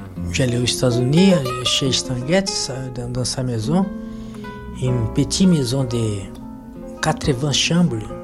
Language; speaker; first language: French; non-native, fluent; Portuguese